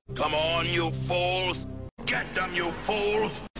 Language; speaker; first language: English; native; English